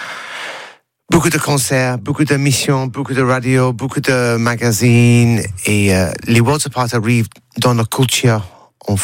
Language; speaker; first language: French; non-native, learner; English